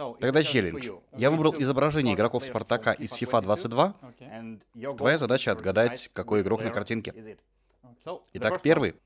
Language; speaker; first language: Russian; native; Russian